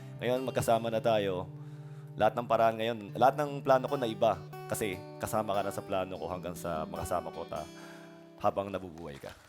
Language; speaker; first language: Filipino; native; Filipino